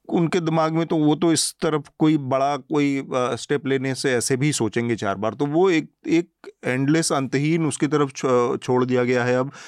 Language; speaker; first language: Hindi; native; Hindi